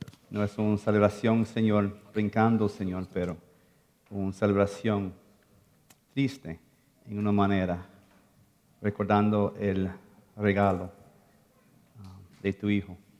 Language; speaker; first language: Spanish; non-native, fluent; English